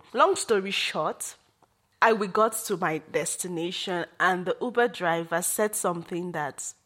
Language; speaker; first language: English; non-native, local second language; Igbo